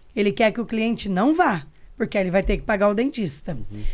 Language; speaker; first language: Portuguese; native; Portuguese